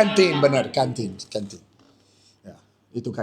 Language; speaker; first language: Indonesian; non-native, fluent; English